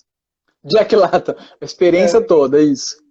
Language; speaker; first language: Portuguese; native; Portuguese